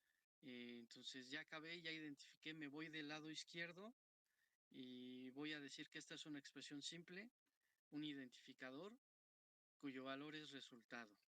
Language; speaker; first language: Spanish; native; Spanish